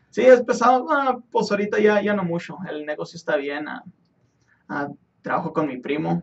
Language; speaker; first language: Spanish; native; Spanish